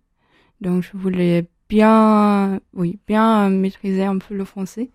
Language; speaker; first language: French; non-native, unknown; German